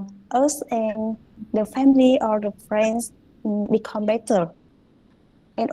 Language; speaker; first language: English; non-native, fluent; Vietnamese